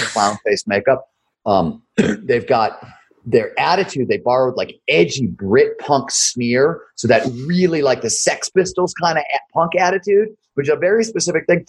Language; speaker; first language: English; native; English